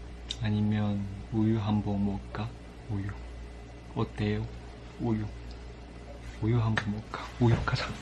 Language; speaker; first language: Korean; non-native, learner; Chinese